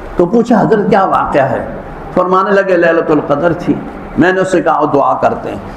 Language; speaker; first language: Urdu; non-native, local second language; Punjabi